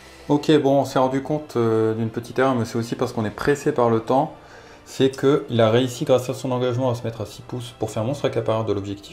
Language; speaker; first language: French; native; French